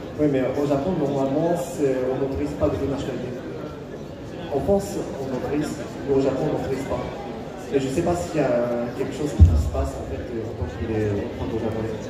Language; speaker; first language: French; non-native, fluent; Japanese